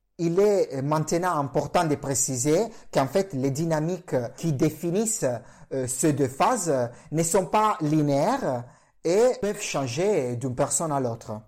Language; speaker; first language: French; non-native, fluent; Italian